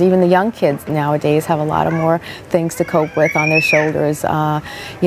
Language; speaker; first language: English; native; English